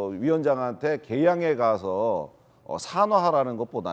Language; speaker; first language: Korean; native; Korean